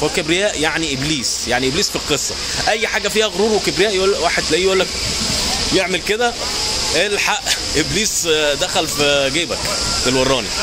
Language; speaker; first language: Arabic; native; Arabic